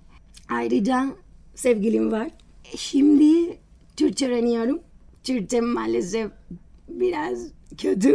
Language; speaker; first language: Turkish; non-native, learner; Spanish